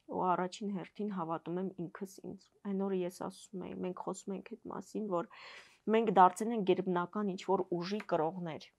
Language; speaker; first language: Armenian; native; Armenian